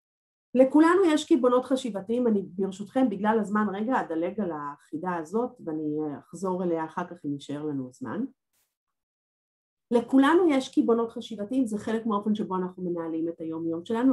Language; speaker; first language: Hebrew; native; Hebrew